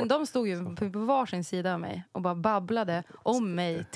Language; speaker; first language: Swedish; native; Swedish